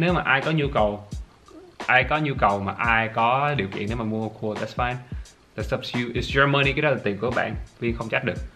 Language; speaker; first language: Vietnamese; early bilingual, heritage; Vietnamese